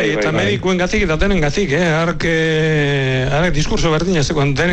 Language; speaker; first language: Basque; native; Basque